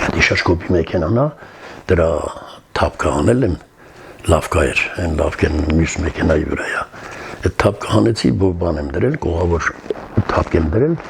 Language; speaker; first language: Armenian; non-native, local second language; Kurdish